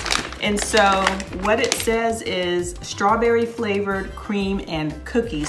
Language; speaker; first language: English; native; English